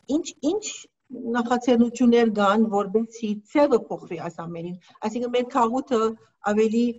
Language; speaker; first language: Armenian; early bilingual, heritage; Armenian